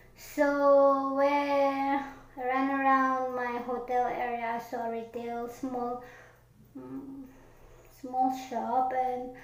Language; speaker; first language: English; non-native, local second language; Filipino